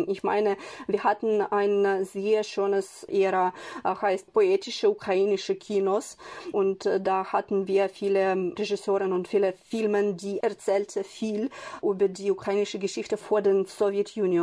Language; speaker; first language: German; non-native, fluent; Ukrainian